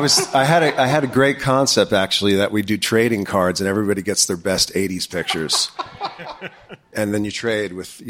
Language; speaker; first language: English; native; English